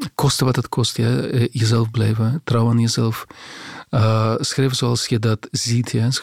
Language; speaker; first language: Dutch; non-native, fluent; Russian